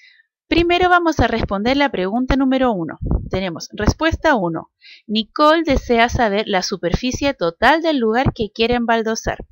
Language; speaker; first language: Spanish; native; Spanish